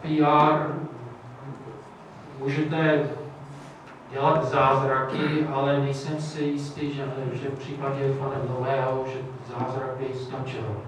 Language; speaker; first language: Czech; non-native, fluent; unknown